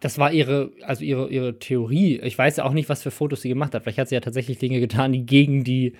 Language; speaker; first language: German; native; German